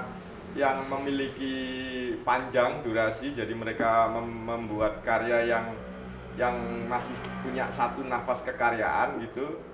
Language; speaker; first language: Indonesian; non-native, local second language; Javanese